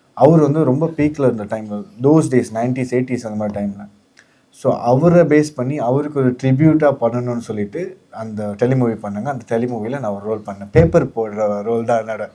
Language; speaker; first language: Tamil; native; Tamil